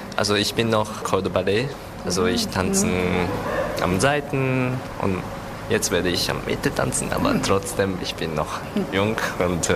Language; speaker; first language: German; non-native, learner; Japanese